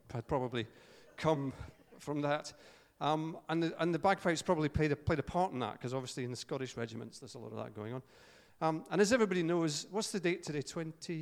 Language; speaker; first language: English; native; English